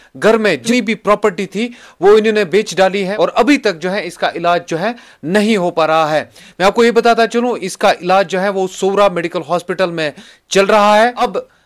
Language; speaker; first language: Hindi; non-native, local second language; Kashmiri